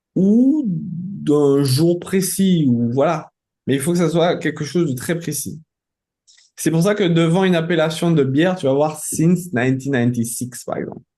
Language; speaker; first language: French; native; French